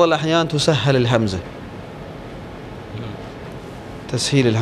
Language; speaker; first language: Arabic; native; Arabic